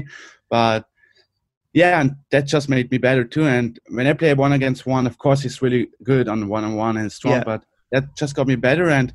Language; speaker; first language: English; non-native, fluent; German